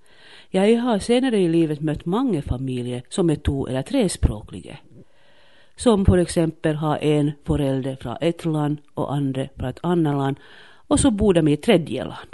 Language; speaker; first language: Norwegian; non-native, fluent; Finnish